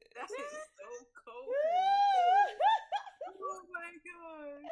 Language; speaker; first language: English; native; English